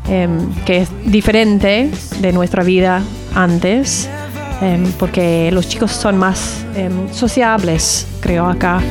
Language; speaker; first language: Spanish; non-native, learner; English